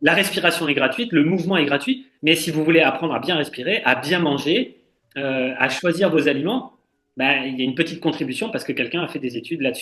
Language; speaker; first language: French; native; French